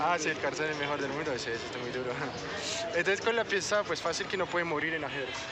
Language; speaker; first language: Spanish; non-native, fluent; French